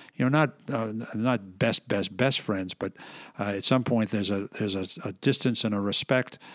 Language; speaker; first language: English; native; English